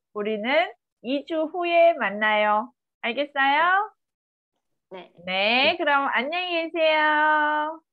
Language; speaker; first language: Korean; native; Korean